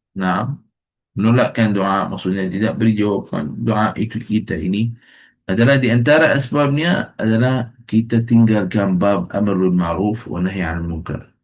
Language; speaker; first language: Malay; non-native, fluent; Arabic